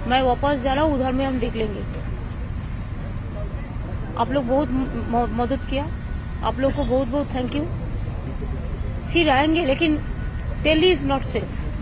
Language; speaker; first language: Hindi; non-native, local second language; Bangla